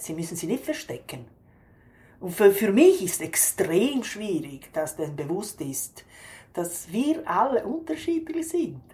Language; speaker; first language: German; non-native, fluent; Italian